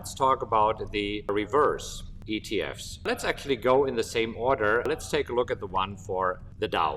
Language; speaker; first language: English; non-native, fluent; German